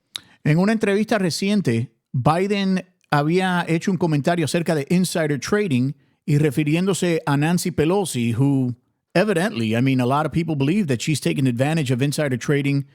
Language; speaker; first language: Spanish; native; Spanish